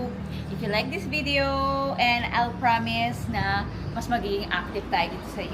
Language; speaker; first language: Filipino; native; Filipino